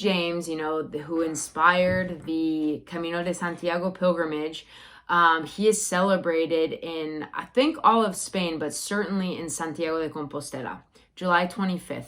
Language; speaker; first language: English; native; English